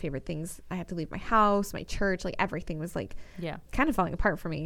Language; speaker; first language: English; native; English